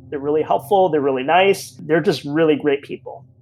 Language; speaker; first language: English; native; English